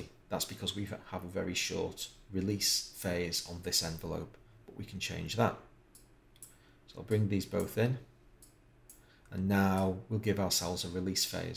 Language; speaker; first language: English; native; English